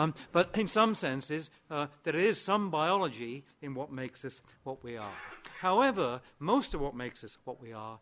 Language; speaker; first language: English; non-native, local second language; Welsh